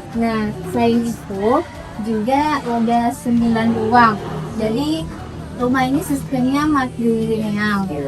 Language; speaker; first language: Indonesian; native; Indonesian